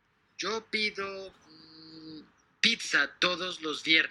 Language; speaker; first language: Spanish; non-native, fluent; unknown